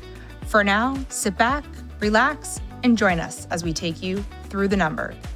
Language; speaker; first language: English; native; English